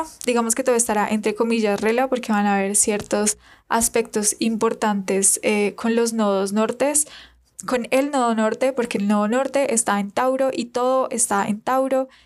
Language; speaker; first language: Spanish; native; Spanish